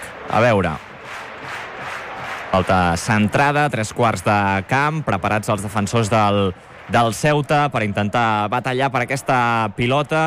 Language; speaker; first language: Catalan; native; Catalan